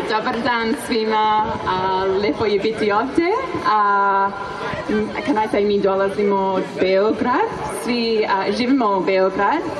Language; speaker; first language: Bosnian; non-native, learner; English